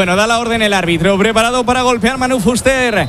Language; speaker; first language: Spanish; native; Spanish